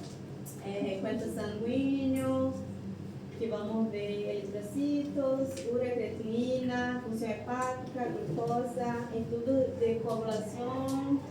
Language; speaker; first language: Portuguese; non-native, learner; Spanish